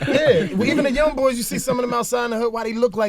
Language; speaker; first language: English; native; English